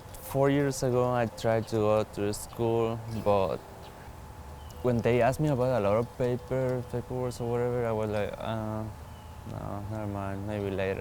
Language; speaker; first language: English; non-native, fluent; Spanish